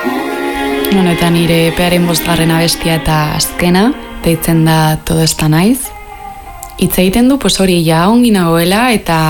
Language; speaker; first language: Basque; non-native, local second language; Spanish